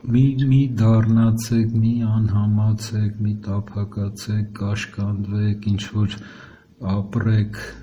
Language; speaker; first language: Armenian; native; Armenian